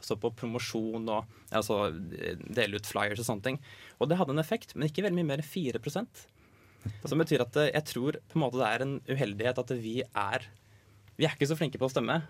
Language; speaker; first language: Norwegian; native; Norwegian